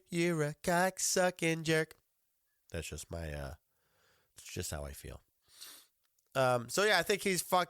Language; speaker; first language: English; native; English